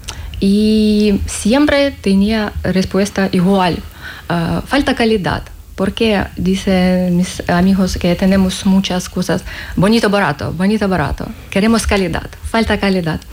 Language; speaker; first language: Spanish; non-native, learner; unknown